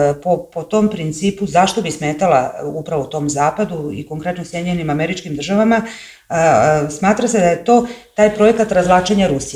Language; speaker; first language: Serbian; native; Serbian